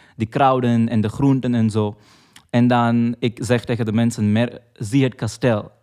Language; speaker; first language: Dutch; non-native, fluent; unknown